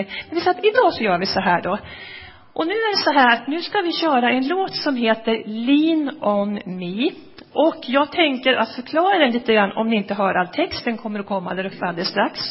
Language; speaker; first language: Swedish; native; Swedish